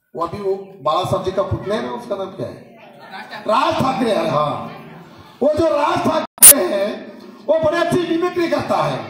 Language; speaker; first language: Hindi; non-native, local second language; Marathi